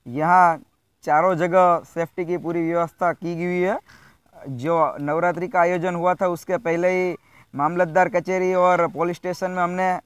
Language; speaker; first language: Hindi; non-native, local second language; Gujarati